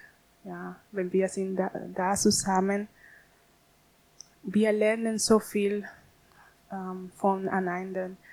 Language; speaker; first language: German; non-native, learner; Spanish